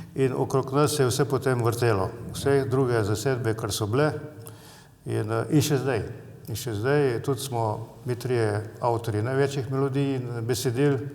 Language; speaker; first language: Slovenian; native; Slovenian